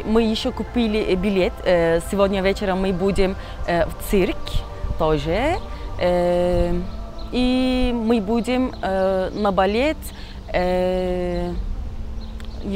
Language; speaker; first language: Russian; non-native, learner; Turkish